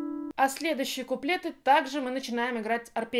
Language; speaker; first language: Russian; native; Russian